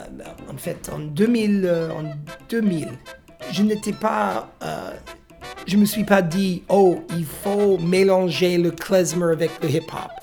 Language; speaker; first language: French; non-native, fluent; English